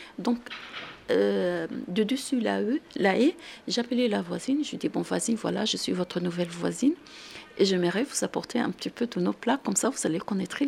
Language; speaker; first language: French; non-native, local second language; Arabic